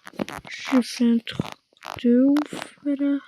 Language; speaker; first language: French; native; French